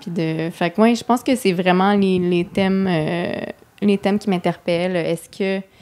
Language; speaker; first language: French; native; French